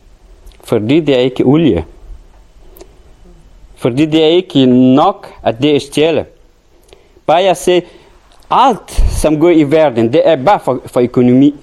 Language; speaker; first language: Danish; non-native, learner; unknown